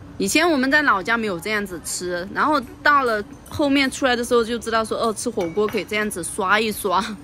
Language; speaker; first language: Chinese; native; Chinese